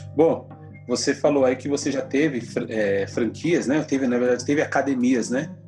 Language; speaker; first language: Portuguese; native; Portuguese